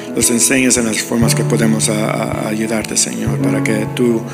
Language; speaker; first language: Spanish; early bilingual, heritage; Spanish